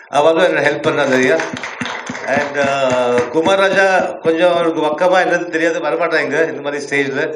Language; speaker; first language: Tamil; early bilingual, heritage; Tamil